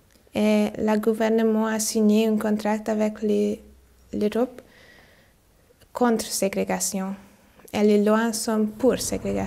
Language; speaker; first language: French; non-native, learner; Hungarian